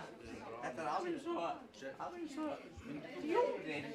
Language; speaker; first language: Icelandic; native; Icelandic